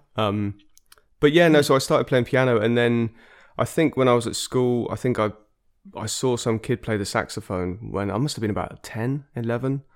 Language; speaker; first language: English; native; English